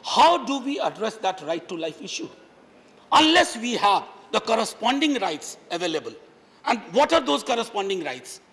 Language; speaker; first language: Hindi; native; Hindi